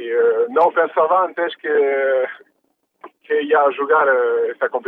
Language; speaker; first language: Portuguese; early bilingual, heritage; French